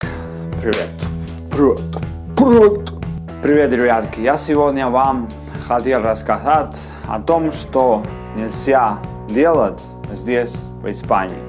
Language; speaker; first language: Russian; non-native, fluent; Spanish